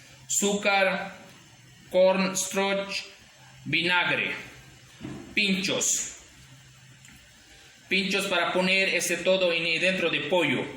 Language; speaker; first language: Spanish; non-native, learner; Urdu